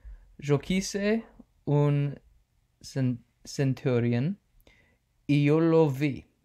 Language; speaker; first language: Spanish; non-native, learner; English